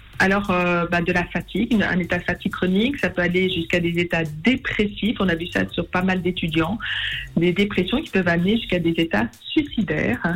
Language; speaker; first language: French; native; French